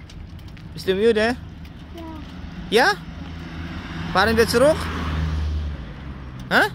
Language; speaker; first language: German; non-native, learner; Filipino